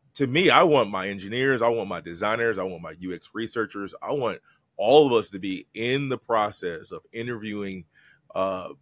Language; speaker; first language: English; native; English